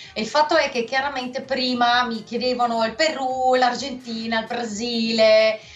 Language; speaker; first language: Italian; non-native, fluent; Dutch